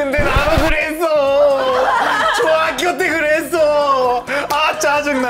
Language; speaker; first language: Korean; non-native, fluent; Spanish